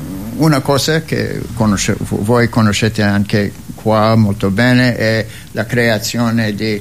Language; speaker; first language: Italian; non-native, fluent; English